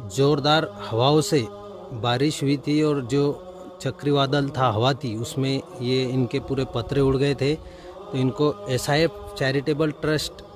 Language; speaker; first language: Hindi; non-native, local second language; Urdu